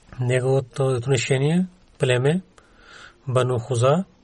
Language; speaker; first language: Bulgarian; non-native, learner; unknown